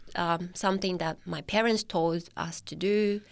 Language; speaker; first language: English; non-native, fluent; Japanese